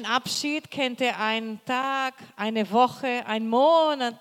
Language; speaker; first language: German; non-native, fluent; Portuguese